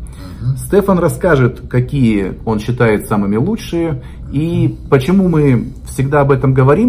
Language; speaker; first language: Russian; native; Russian